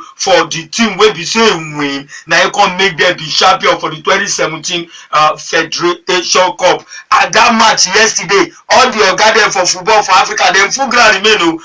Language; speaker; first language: Nigerian Pidgin; native; Nigerian Pidgin